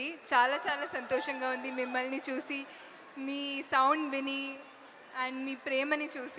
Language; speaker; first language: Telugu; non-native, fluent; Tulu